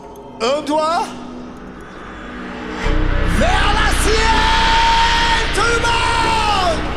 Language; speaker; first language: French; non-native, learner; English